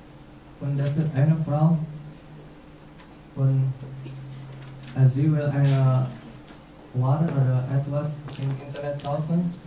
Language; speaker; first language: German; non-native, learner; Indonesian